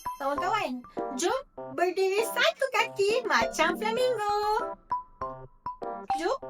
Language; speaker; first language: Malay; native; Malay